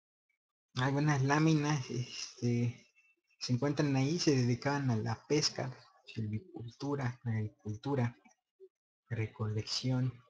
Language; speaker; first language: Spanish; native; Spanish